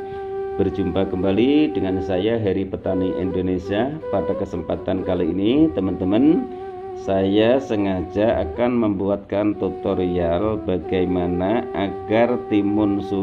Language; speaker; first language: Indonesian; native; Indonesian